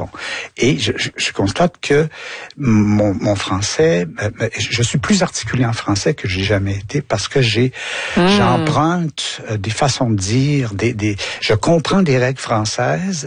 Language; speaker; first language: French; native; French